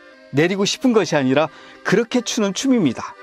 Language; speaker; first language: Korean; native; Korean